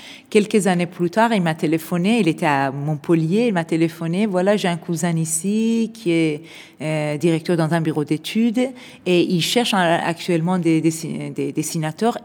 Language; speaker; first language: French; non-native, fluent; Persian